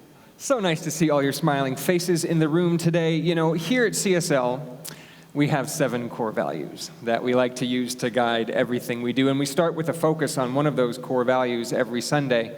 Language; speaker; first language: English; native; English